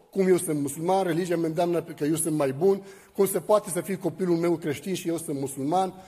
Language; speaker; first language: Romanian; non-native, fluent; Arabic